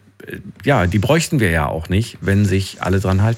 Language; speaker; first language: German; native; German